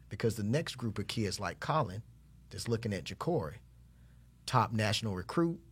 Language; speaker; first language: English; native; English